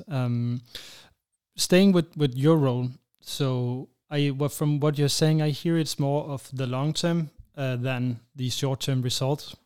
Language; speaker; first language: English; non-native, fluent; Danish